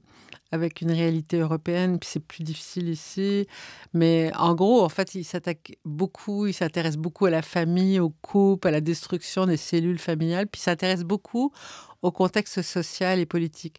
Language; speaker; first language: French; native; French